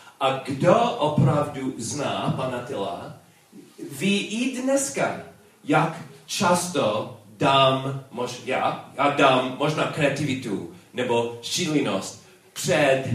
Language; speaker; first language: Czech; non-native, learner; English